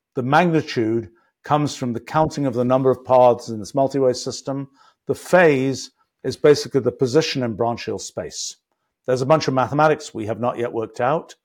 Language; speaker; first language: English; native; English